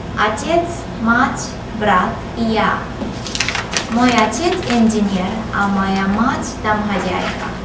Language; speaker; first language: Russian; non-native, learner; Japanese